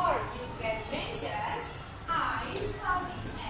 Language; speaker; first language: English; non-native, fluent; Indonesian